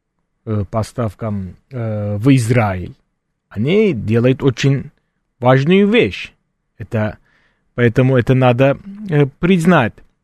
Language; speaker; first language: Russian; non-native, fluent; Turkish